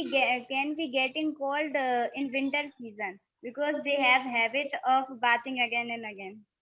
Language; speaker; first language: English; non-native, learner; Hindi